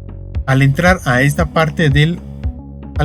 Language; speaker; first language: Spanish; native; Spanish